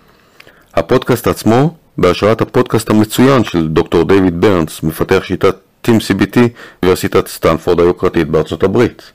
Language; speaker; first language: Hebrew; native; Hebrew